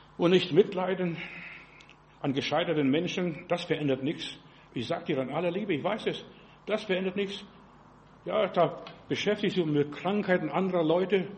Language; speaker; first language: German; non-native, fluent; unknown